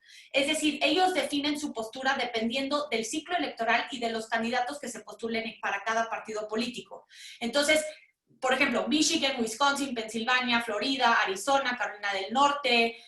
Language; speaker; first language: Spanish; native; Spanish